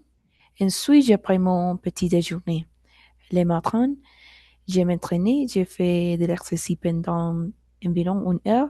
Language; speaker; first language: French; non-native, learner; Spanish